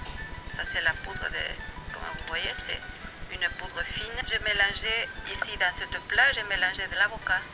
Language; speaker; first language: French; non-native, fluent; Spanish